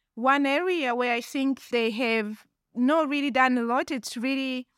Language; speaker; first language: English; non-native, local second language; Kinyarwanda